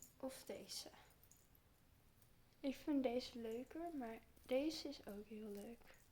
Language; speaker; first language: Dutch; early bilingual, heritage; Turkish